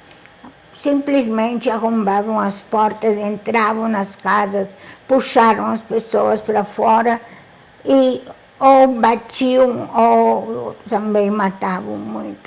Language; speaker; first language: Portuguese; non-native, fluent; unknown